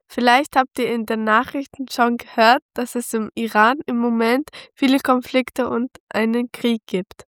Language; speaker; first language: German; early bilingual, other home language; Pashto